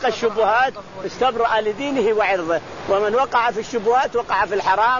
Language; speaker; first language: Arabic; native; Arabic